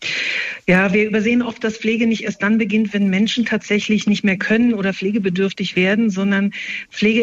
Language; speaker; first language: German; native; German